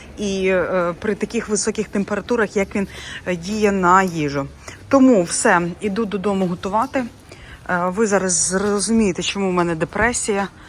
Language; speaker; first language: Ukrainian; non-native, local second language; Russian